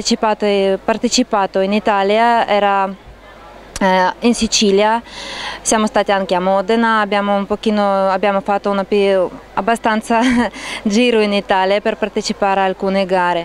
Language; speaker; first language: Italian; non-native, learner; Russian